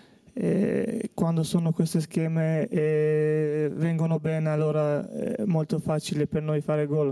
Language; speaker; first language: Italian; non-native, fluent; Albanian